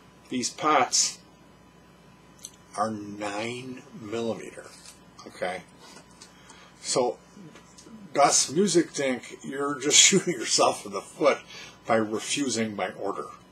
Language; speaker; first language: English; native; English